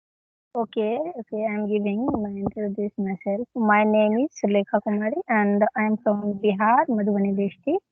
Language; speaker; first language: English; non-native, learner; Hindi